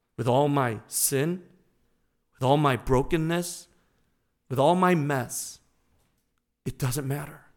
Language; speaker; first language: English; native; English